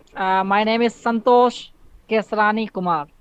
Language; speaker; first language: English; non-native, learner; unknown